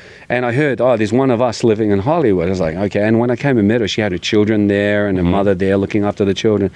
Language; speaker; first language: English; native; English